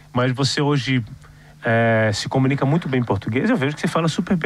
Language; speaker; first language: Portuguese; native; Portuguese